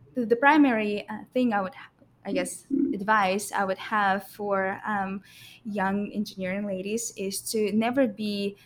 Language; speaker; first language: English; non-native, fluent; Russian